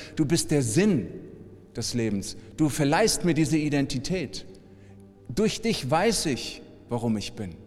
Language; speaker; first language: German; native; German